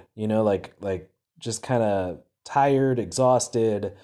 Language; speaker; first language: English; native; English